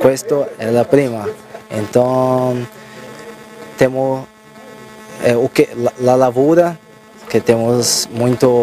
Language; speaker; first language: Italian; non-native, learner; Portuguese